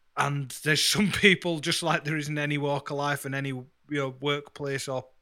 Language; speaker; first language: English; native; English